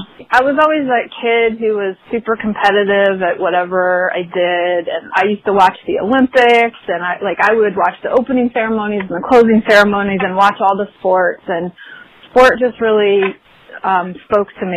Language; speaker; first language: English; native; English